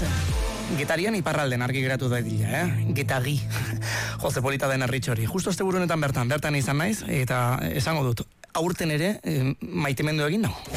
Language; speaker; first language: Basque; native; Basque